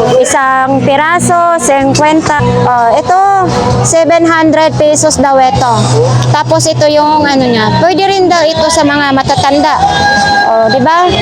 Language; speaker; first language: Filipino; non-native, local second language; Cebuano